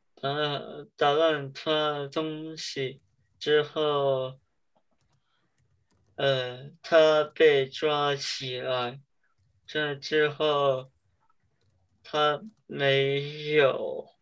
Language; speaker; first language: Chinese; early bilingual, heritage; Chinese